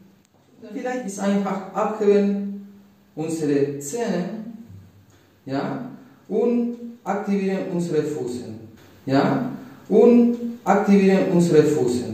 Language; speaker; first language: German; non-native, learner; Spanish